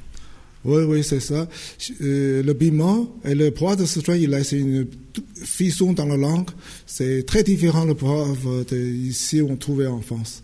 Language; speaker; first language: French; non-native, fluent; Chinese